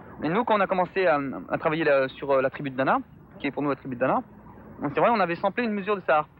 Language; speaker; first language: French; native; French